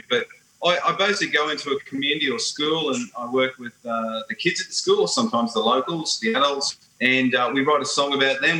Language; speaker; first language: English; native; English